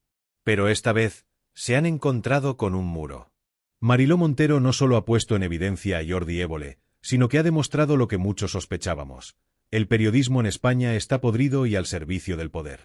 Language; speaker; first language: Spanish; native; Spanish